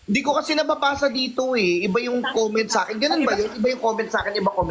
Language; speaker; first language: Filipino; native; Filipino